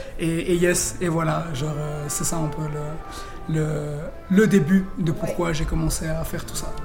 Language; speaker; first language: French; native; French